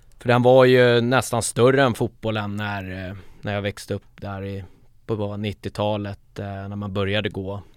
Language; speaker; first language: Swedish; native; Swedish